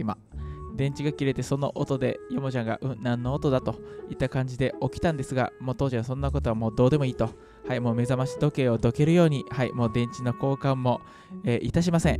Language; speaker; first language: Japanese; native; Japanese